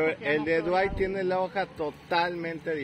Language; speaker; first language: Spanish; native; Spanish